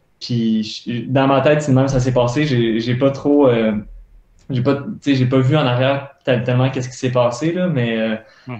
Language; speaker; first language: French; native; French